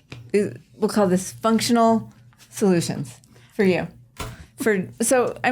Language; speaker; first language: English; native; English